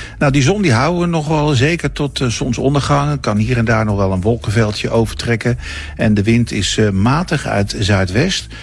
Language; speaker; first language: Dutch; native; Dutch